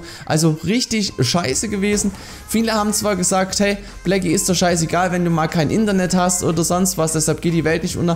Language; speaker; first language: German; native; German